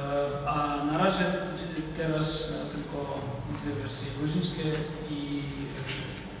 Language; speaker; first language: Polish; non-native, fluent; Georgian